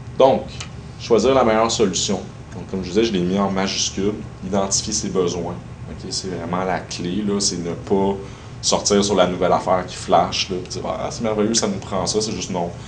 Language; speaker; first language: French; native; French